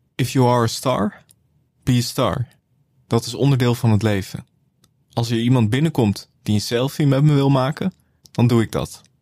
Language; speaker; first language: Dutch; native; Dutch